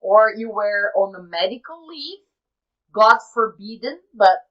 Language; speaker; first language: English; non-native, fluent; Portuguese